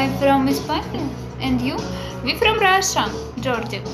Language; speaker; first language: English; non-native, learner; Russian